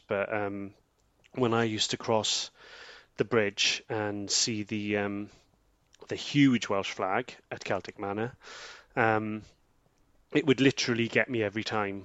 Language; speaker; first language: English; native; English